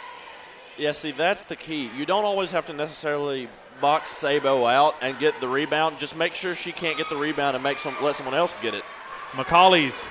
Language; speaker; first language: English; native; English